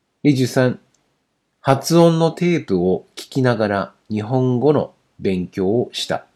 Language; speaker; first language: Japanese; non-native, fluent; Chinese